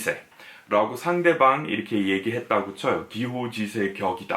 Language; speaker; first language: Korean; non-native, fluent; English